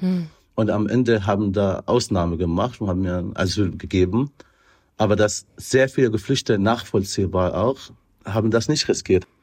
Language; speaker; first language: German; non-native, fluent; Arabic